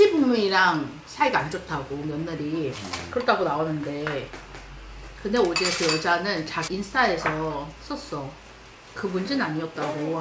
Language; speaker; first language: Korean; non-native, fluent; Chinese